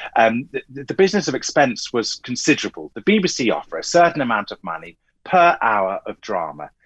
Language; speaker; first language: English; native; English